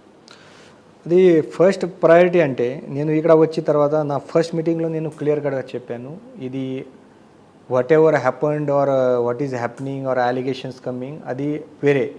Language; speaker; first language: Telugu; non-native, learner; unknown